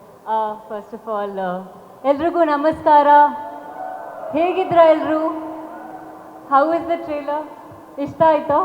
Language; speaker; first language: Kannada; non-native, learner; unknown